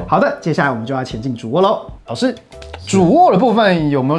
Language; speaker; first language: Chinese; native; Chinese